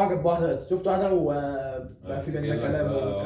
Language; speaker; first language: Arabic; native; Arabic